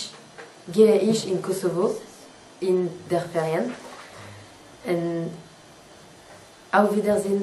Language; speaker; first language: German; non-native, learner; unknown